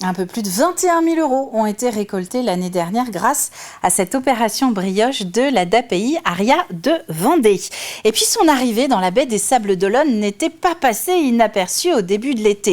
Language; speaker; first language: French; native; French